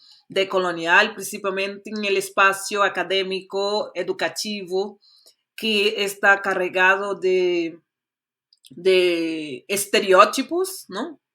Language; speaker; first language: Spanish; non-native, fluent; Portuguese